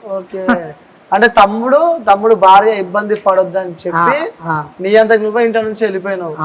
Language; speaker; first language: Telugu; native; Telugu